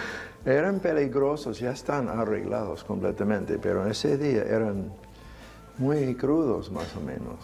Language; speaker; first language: Spanish; non-native, fluent; English